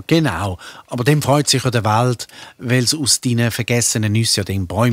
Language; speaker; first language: German; native; German